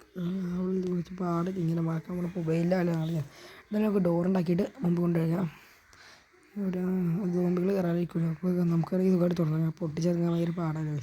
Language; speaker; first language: Malayalam; native; Malayalam